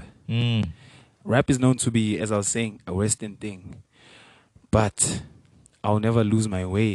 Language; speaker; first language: English; non-native, local second language; Venda